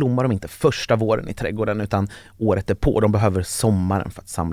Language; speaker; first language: Swedish; native; Swedish